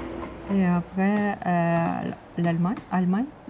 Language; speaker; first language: French; non-native, learner; Ukrainian